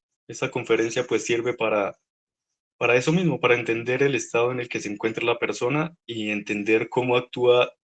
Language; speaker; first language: Spanish; native; Spanish